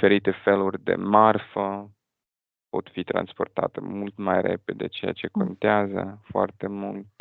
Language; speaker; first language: Romanian; non-native, fluent; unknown